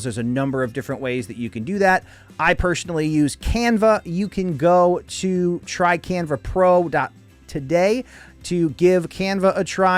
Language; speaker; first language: English; native; English